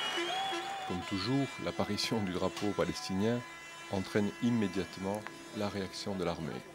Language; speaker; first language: French; native; French